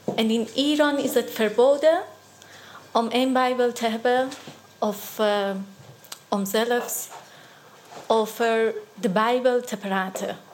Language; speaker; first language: Dutch; non-native, learner; Persian